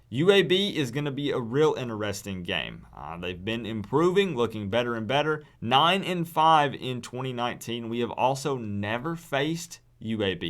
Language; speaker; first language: English; native; English